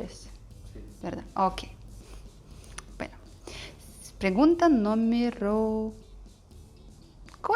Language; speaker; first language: Spanish; non-native, learner; Russian